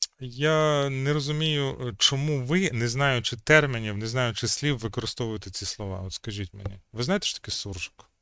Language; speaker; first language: Ukrainian; native; Ukrainian